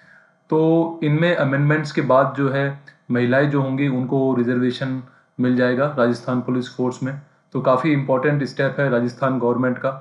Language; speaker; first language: Hindi; native; Hindi